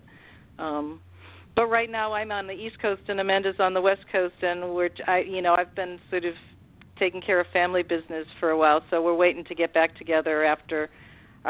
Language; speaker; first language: English; native; English